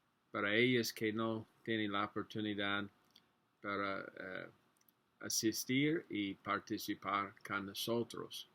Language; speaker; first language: Spanish; non-native, learner; English